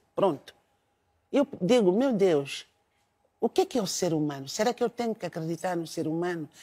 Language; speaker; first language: Portuguese; non-native, local second language; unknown